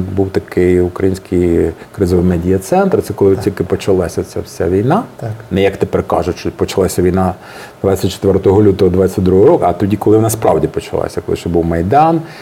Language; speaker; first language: Ukrainian; native; Ukrainian